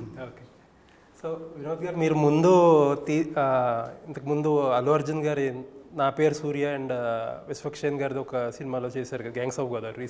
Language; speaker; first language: Telugu; native; Telugu